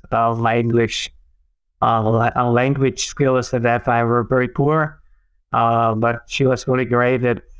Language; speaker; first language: English; non-native, fluent; Czech